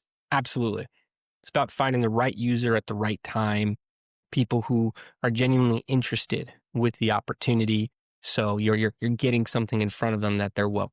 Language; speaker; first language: English; native; English